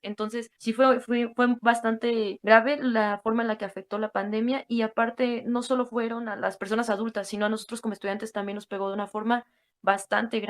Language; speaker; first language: Spanish; native; Spanish